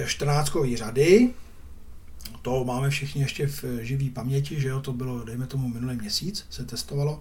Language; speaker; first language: Czech; native; Czech